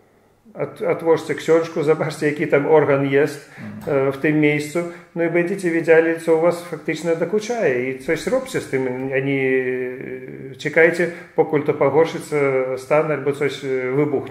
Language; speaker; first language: Polish; non-native, fluent; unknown